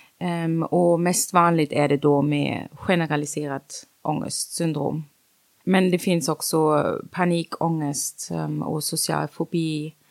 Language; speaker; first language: Swedish; non-native, fluent; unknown